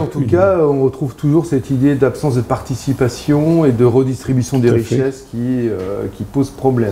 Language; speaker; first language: French; native; French